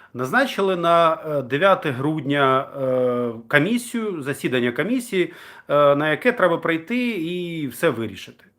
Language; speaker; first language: Ukrainian; non-native, local second language; Russian